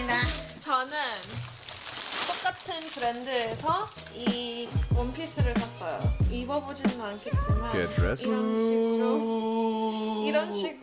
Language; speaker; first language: Korean; early bilingual, heritage; English